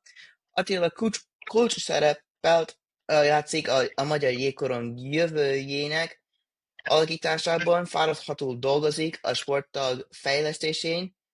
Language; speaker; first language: Hungarian; early bilingual, heritage; English